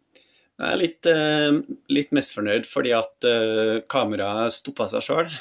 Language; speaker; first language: Norwegian; native; Norwegian